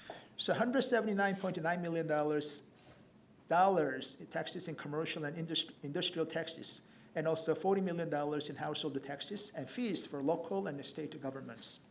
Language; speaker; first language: English; non-native, fluent; Korean